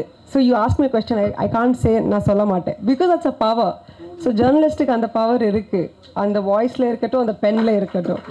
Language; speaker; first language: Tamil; non-native, learner; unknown